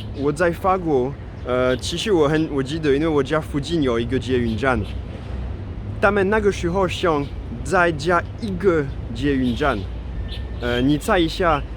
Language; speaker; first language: Chinese; non-native, fluent; French